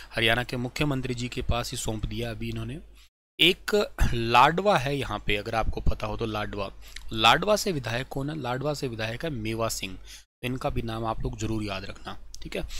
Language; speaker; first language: Hindi; native; Hindi